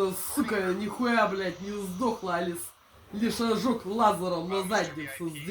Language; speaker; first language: Russian; native; Russian